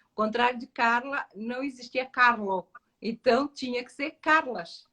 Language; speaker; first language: Portuguese; native; Portuguese